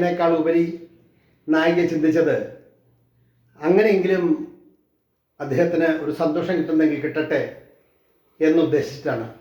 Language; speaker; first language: Malayalam; native; Malayalam